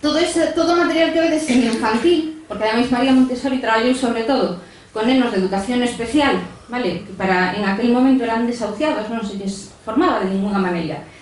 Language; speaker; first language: Spanish; native; Spanish